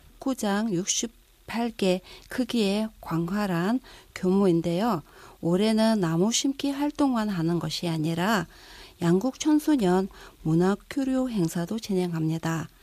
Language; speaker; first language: Korean; non-native, fluent; Mongolian